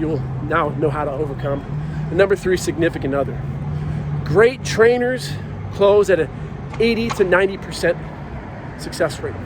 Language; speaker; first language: English; native; English